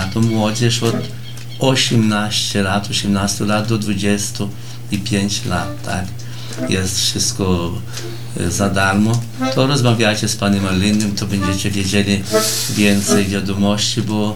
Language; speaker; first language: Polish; early bilingual, heritage; Portuguese